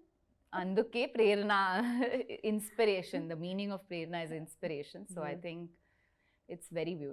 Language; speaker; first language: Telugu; non-native, learner; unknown